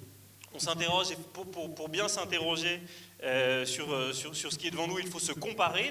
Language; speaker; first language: French; native; French